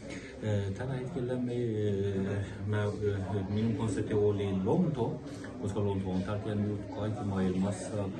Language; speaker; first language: Finnish; non-native, learner; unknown